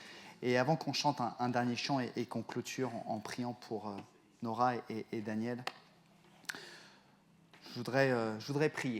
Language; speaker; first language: French; native; French